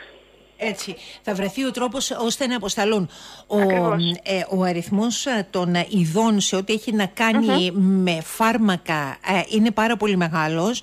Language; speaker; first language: Greek; native; Greek